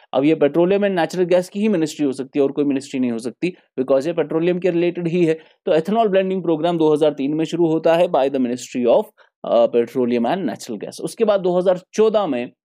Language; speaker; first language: Hindi; non-native, local second language; Kashmiri